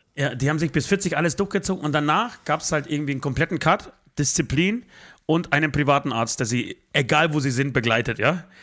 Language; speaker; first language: German; native; German